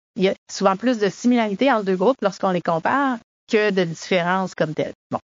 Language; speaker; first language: French; native; French